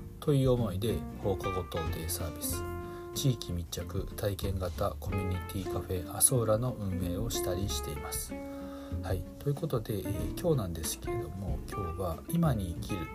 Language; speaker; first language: Japanese; native; Japanese